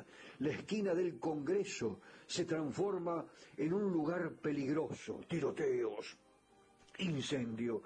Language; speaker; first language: Spanish; native; Spanish